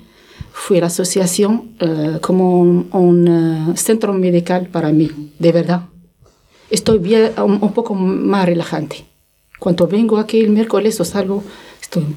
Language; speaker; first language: Spanish; non-native, learner; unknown